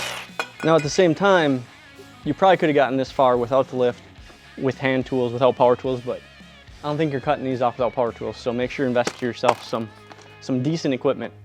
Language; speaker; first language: English; native; English